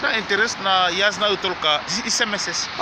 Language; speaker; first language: Russian; non-native, learner; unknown